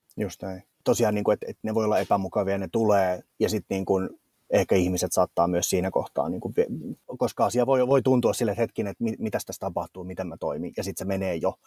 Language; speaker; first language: Finnish; native; Finnish